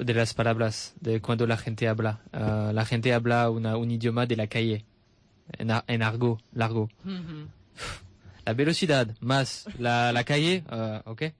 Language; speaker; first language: Spanish; non-native, learner; French